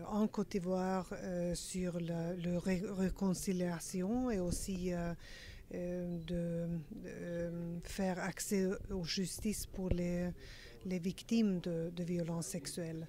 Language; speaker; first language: French; non-native, learner; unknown